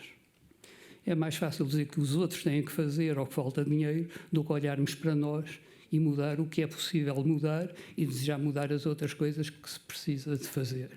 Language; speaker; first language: Portuguese; native; Portuguese